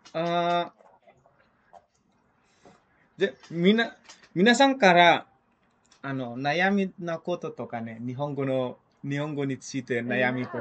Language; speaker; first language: Japanese; non-native, fluent; Indonesian